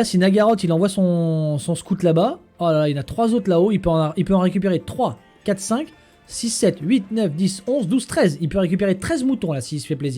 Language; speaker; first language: French; native; French